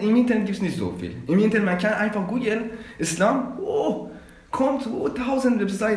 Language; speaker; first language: German; non-native, learner; Persian